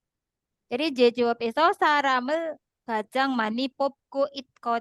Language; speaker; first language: Korean; non-native, learner; Indonesian